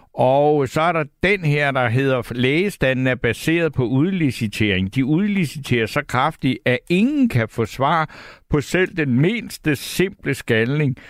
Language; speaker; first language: Danish; native; Danish